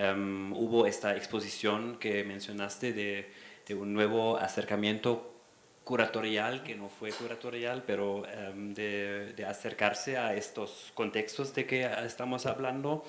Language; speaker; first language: Spanish; non-native, fluent; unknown